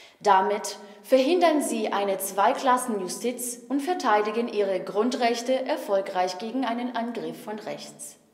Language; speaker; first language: German; native; German